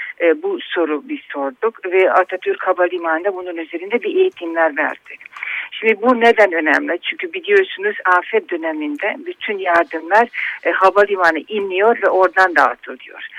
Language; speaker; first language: Turkish; non-native, fluent; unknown